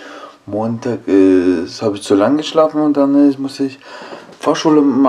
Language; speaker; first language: German; non-native, learner; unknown